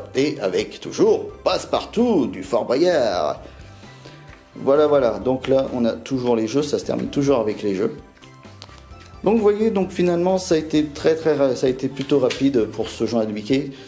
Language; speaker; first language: French; native; French